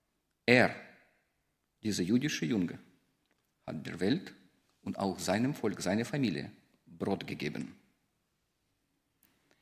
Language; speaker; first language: German; non-native, fluent; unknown